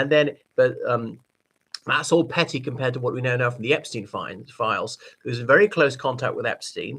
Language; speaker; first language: English; native; English